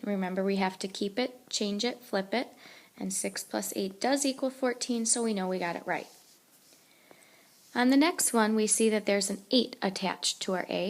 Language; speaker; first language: English; native; English